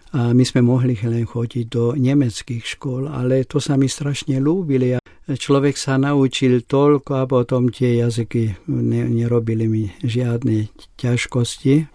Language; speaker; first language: Slovak; non-native, local second language; Hungarian